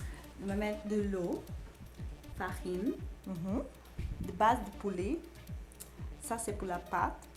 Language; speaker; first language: French; non-native, learner; Portuguese